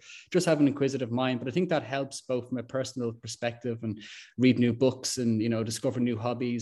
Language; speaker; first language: English; native; English